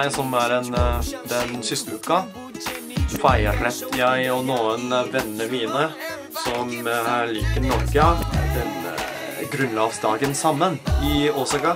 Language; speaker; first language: Norwegian; non-native, fluent; Japanese